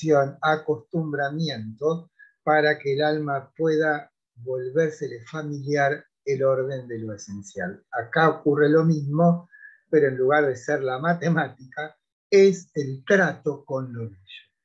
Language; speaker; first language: Spanish; native; Spanish